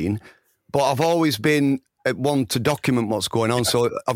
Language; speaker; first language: English; native; English